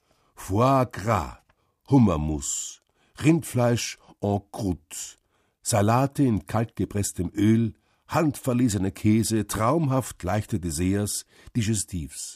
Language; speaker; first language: German; native; German